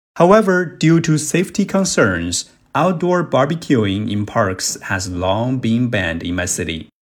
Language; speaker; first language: English; non-native, fluent; Chinese